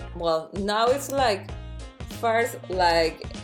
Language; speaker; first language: English; non-native, fluent; Spanish